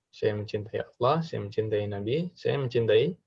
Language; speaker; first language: Indonesian; native; Indonesian